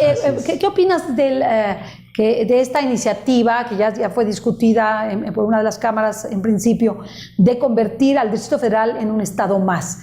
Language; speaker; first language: Spanish; native; Spanish